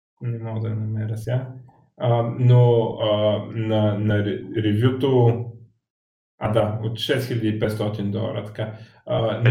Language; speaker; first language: Bulgarian; native; Bulgarian